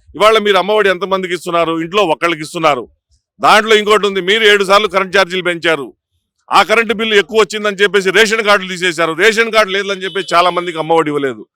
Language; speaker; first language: Telugu; native; Telugu